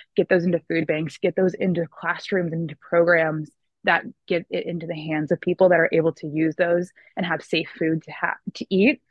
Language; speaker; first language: English; native; English